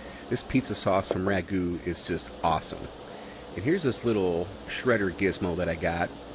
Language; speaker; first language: English; native; English